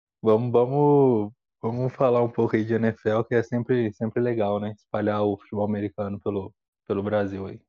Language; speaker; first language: Portuguese; native; Portuguese